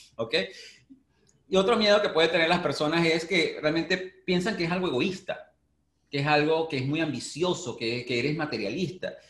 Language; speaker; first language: Spanish; native; Spanish